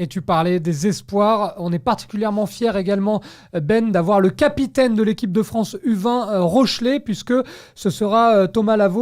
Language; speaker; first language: French; native; French